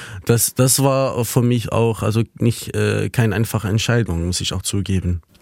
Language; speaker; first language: German; non-native, fluent; Kurdish